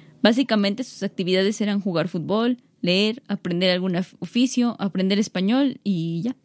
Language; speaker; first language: Spanish; native; Spanish